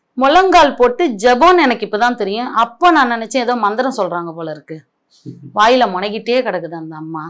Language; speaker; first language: Tamil; non-native, local second language; Marathi